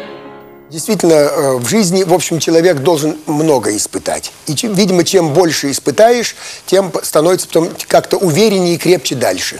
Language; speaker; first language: Russian; native; Russian